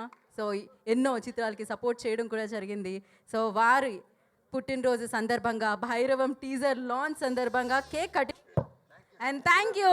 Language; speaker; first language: Telugu; native; Telugu